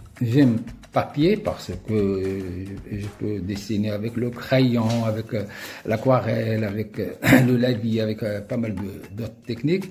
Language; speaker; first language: French; non-native, local second language; Arabic